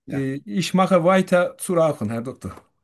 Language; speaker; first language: German; non-native, fluent; Turkish